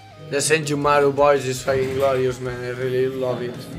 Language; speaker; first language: English; non-native, fluent; Spanish